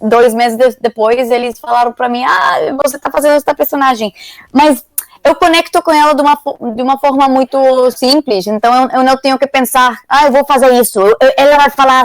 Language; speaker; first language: Portuguese; non-native, learner; Spanish